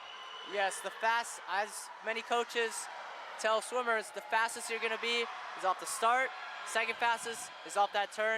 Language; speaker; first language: English; native; English